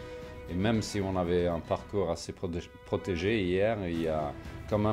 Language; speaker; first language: French; non-native, fluent; Swedish